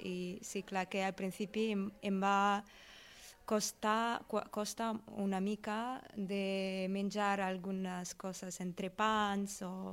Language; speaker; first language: Catalan; non-native, learner; Russian